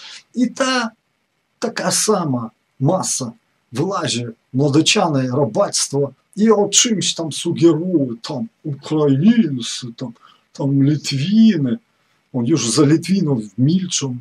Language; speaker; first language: Polish; non-native, fluent; Ukrainian